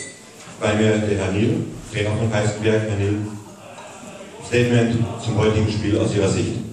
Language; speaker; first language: German; native; German